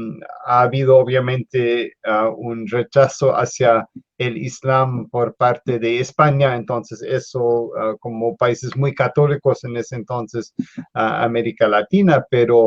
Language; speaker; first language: Spanish; non-native, fluent; English